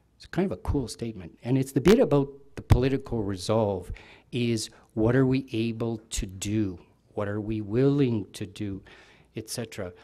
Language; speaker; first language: English; native; English